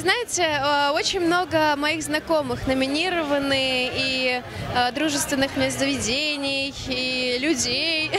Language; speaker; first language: Russian; native; Russian